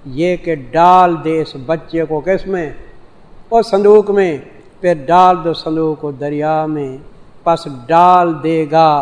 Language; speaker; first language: Urdu; non-native, local second language; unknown